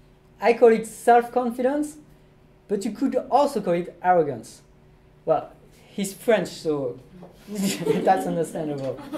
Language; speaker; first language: English; non-native, fluent; French